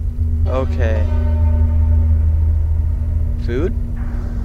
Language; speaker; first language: English; native; English